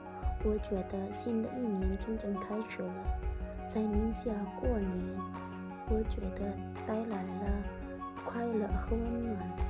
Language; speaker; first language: Chinese; non-native, learner; Indonesian